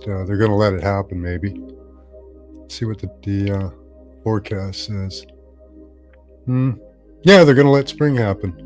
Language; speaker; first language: English; native; English